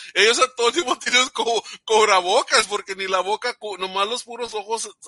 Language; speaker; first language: Spanish; early bilingual, heritage; Spanish